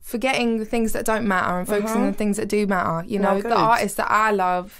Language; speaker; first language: English; native; English